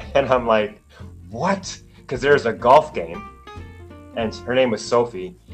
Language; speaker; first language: English; native; English